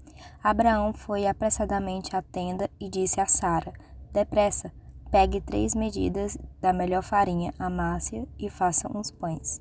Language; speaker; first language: Portuguese; native; Portuguese